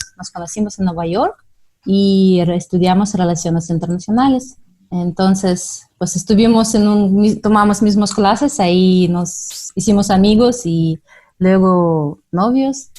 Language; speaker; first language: Spanish; non-native, fluent; Russian